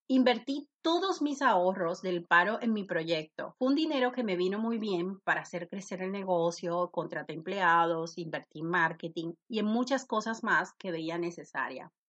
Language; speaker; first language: Spanish; native; Spanish